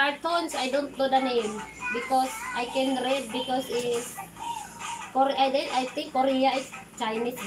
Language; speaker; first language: English; non-native, learner; Filipino